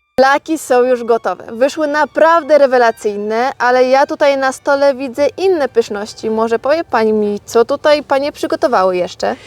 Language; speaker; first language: Polish; native; Polish